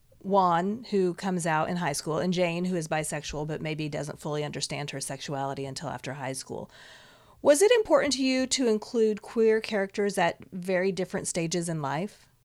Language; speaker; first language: English; native; English